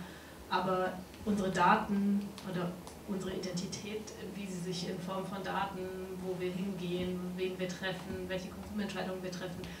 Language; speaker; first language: German; native; German